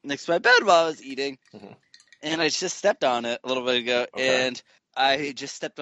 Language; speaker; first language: English; native; English